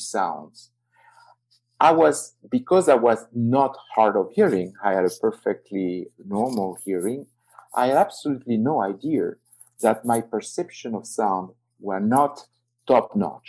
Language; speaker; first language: English; non-native, fluent; French